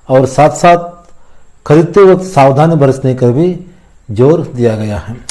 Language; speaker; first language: Hindi; non-native, local second language; Kannada